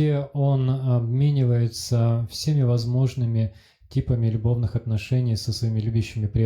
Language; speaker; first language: Russian; native; Russian